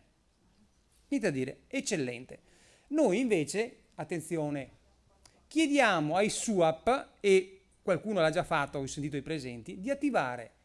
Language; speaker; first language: Italian; native; Italian